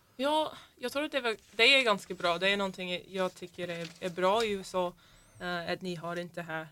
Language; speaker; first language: Swedish; non-native, learner; English